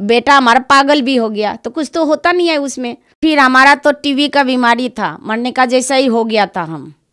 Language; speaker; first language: Hindi; non-native, local second language; Bangla